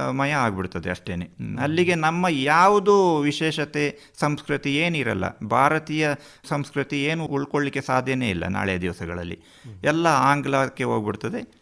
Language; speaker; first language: Kannada; non-native, local second language; Kodava